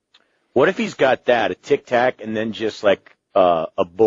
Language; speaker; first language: English; native; English